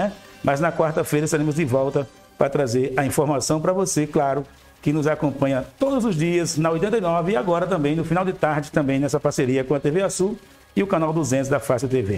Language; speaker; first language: Portuguese; native; Portuguese